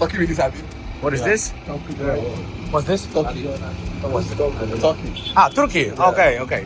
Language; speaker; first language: English; non-native, learner; Polish